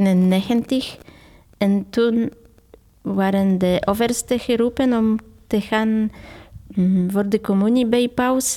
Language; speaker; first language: Dutch; non-native, fluent; Polish